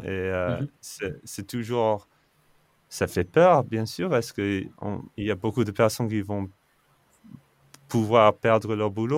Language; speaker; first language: French; non-native, fluent; English